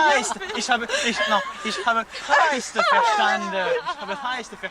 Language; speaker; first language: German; non-native, learner; Polish